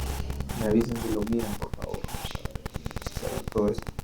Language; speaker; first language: Spanish; native; Spanish